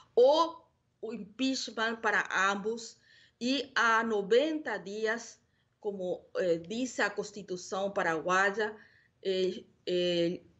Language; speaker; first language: Portuguese; non-native, learner; Spanish